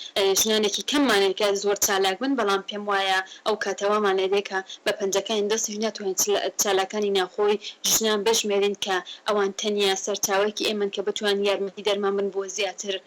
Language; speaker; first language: Central Kurdish; native; Central Kurdish